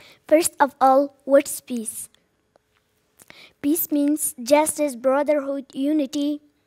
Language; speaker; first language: English; non-native, learner; Persian